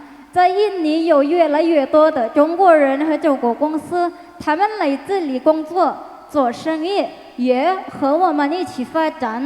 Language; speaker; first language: Chinese; non-native, learner; Indonesian